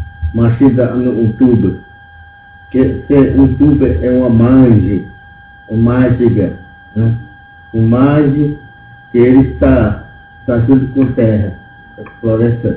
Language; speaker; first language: Portuguese; non-native, local second language; Yanomámi